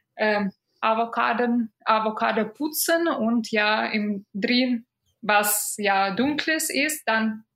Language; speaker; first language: German; non-native, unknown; Russian